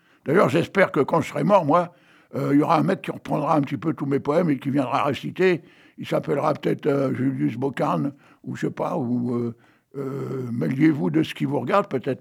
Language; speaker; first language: French; native; French